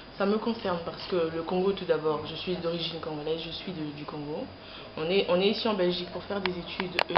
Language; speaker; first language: French; non-native, local second language; Lingala